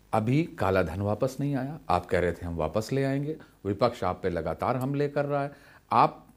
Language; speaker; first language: Hindi; native; Hindi